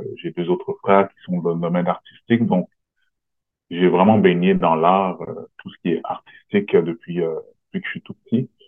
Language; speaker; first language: French; native; French